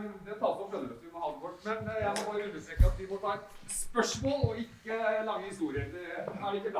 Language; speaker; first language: Norwegian; native; Norwegian